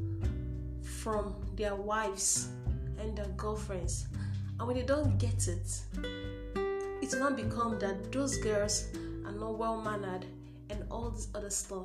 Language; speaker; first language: English; non-native, local second language; Igbo